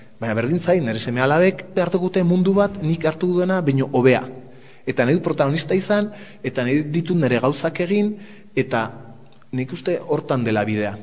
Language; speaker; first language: Basque; non-native, local second language; Spanish